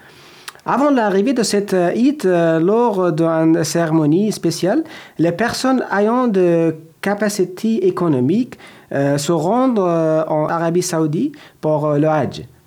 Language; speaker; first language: French; non-native, learner; Persian